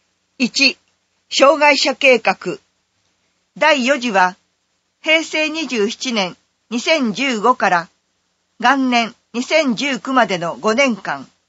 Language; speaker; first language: Japanese; native; Japanese